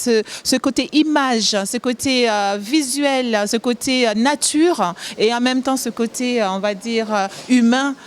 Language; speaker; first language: French; native; French